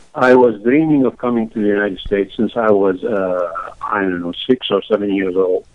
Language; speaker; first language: English; non-native, fluent; Arabic